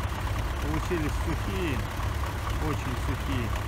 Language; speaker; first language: Russian; native; Russian